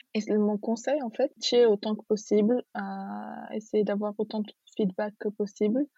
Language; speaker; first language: French; non-native, local second language; Arabic